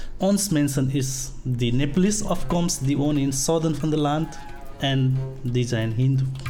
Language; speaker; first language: Dutch; non-native, learner; Nepali